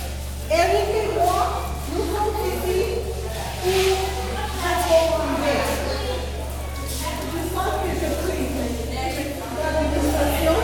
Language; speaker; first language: French; non-native, fluent; Spanish